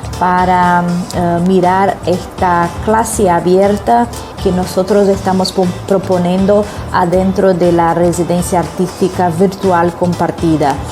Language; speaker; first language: Spanish; non-native, learner; Portuguese